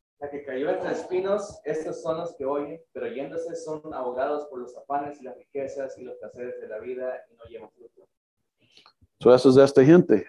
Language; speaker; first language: Spanish; non-native, learner; English